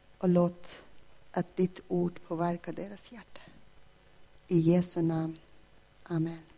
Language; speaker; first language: Swedish; non-native, fluent; Persian